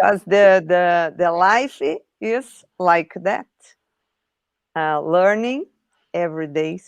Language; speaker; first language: English; non-native, learner; Portuguese